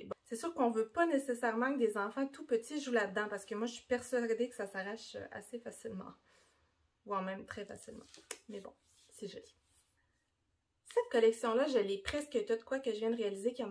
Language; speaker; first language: French; native; French